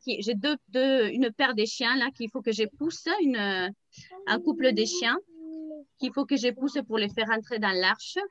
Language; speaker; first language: French; native; French